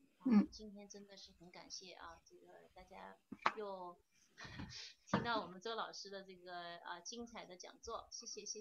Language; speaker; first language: Chinese; native; Chinese